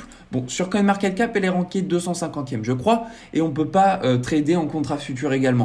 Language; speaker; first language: French; native; French